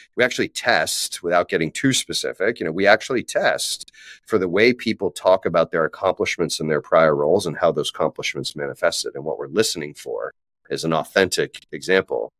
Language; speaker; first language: English; native; English